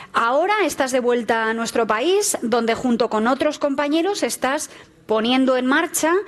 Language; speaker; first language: Spanish; native; Spanish